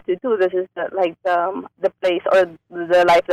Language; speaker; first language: English; non-native, local second language; Filipino